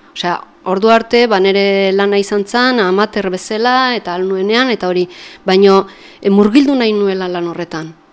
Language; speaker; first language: Basque; native; Basque